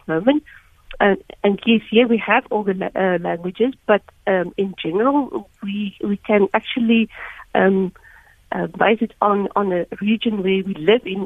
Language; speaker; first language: English; non-native, local second language; Afrikaans